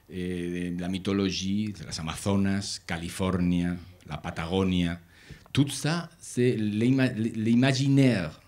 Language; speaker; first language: French; non-native, learner; Spanish